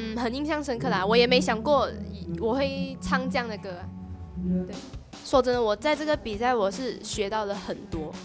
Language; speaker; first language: Chinese; native; Chinese